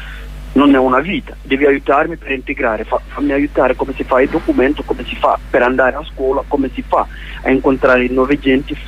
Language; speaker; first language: Italian; non-native, learner; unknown